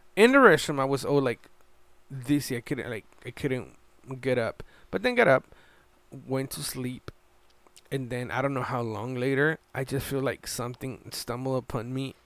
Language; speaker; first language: English; non-native, fluent; Spanish